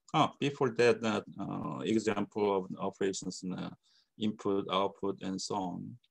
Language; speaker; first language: English; non-native, fluent; Korean